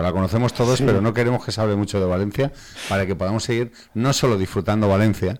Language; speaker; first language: Spanish; native; Spanish